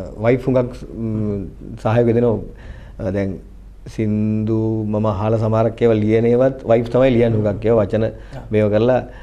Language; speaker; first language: Sinhala; native; Sinhala